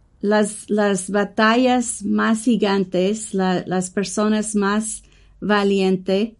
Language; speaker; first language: Spanish; non-native, learner; English